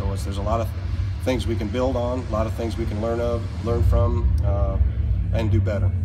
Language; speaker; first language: English; native; English